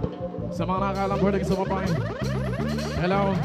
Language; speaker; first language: Filipino; non-native, local second language; Cebuano